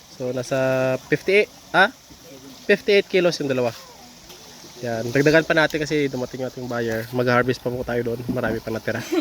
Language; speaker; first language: Filipino; native; Filipino